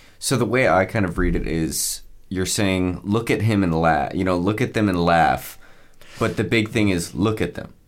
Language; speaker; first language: English; native; English